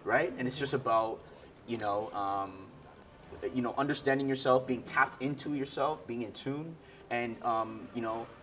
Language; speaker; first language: English; native; English